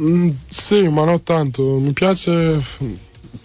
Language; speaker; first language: Italian; non-native, learner; Serbian